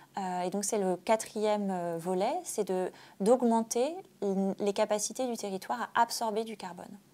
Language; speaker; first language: French; native; French